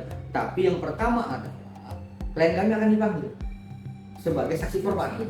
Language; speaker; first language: Indonesian; native; Indonesian